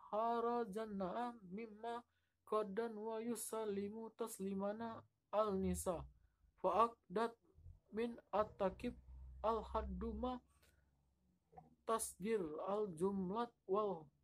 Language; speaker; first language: Arabic; non-native, learner; Indonesian